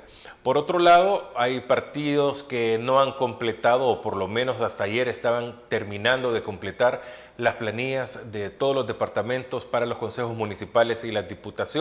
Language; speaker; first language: Spanish; native; Spanish